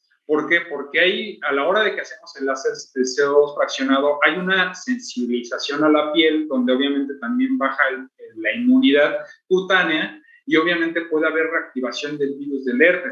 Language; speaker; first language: Spanish; native; Spanish